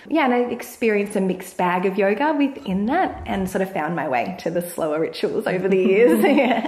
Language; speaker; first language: English; native; English